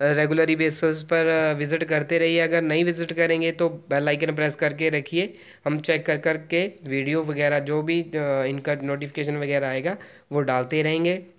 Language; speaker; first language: Hindi; non-native, local second language; Punjabi